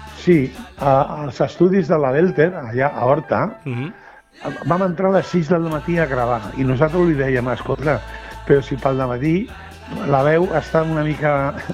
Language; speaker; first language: Catalan; non-native, local second language; Spanish